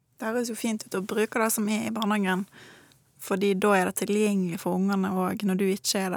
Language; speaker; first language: Norwegian; native; Norwegian